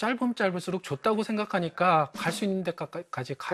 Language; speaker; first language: Korean; native; Korean